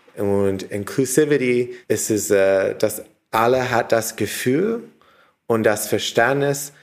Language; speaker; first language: German; non-native, learner; English